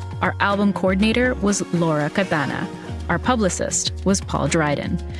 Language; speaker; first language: English; early bilingual, other home language; Spanish